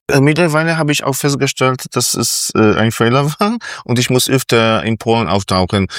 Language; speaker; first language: German; non-native, fluent; Polish